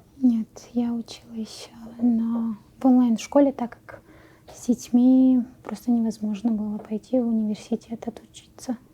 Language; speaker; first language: Russian; non-native, local second language; Chechen